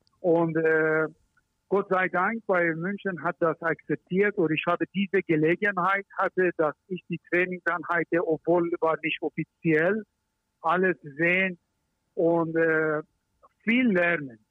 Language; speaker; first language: German; non-native, learner; Persian